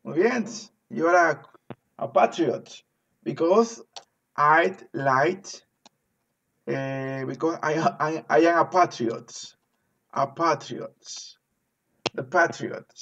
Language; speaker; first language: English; non-native, fluent; Spanish